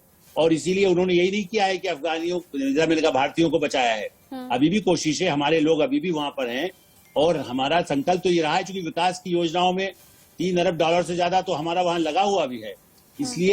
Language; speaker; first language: Hindi; native; Hindi